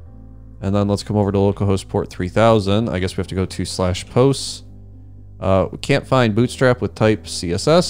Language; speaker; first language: English; native; English